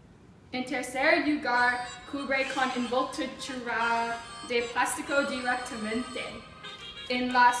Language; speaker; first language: Spanish; non-native, learner; English